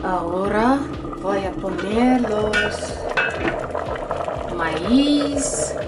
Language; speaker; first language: Spanish; non-native, learner; English